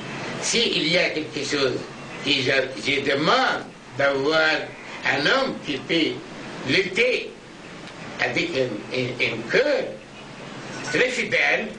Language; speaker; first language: French; non-native, learner; Arabic